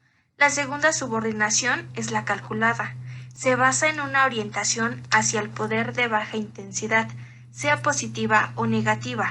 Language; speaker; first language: Spanish; native; Spanish